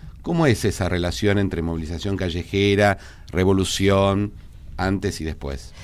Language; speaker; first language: Spanish; native; Spanish